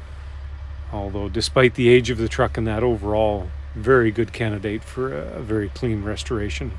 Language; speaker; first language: English; native; English